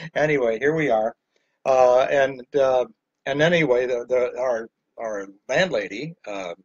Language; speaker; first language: English; native; English